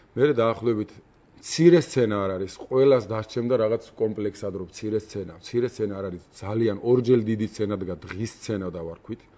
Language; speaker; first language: Georgian; native; Georgian